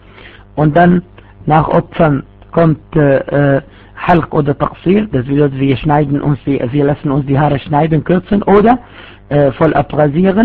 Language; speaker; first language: German; non-native, fluent; Arabic